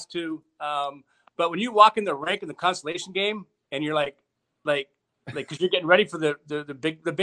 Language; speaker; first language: English; native; English